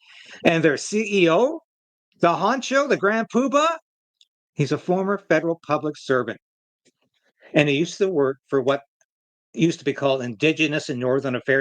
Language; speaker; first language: English; native; English